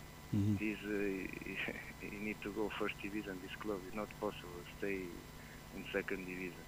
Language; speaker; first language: English; non-native, fluent; Portuguese